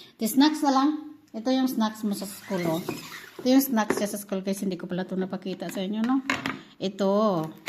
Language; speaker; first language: Filipino; non-native, local second language; Cebuano